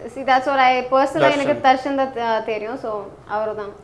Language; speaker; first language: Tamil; non-native, learner; Hindi